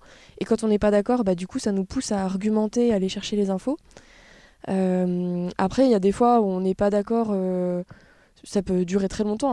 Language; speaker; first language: French; native; French